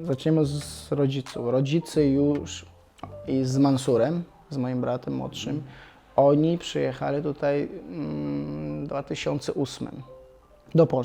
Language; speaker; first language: Polish; non-native, fluent; Chechen